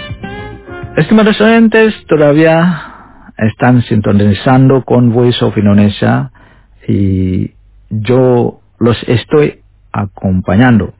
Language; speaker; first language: Spanish; non-native, fluent; Indonesian